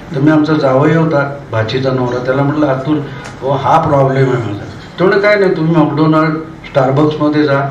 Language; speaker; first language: Marathi; native; Marathi